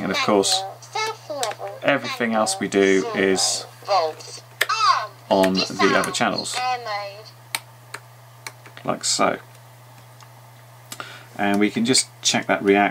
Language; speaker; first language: English; native; English